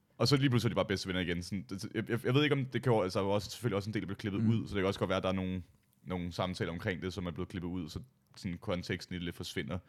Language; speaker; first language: Danish; native; Danish